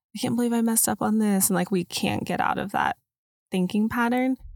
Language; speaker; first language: English; native; English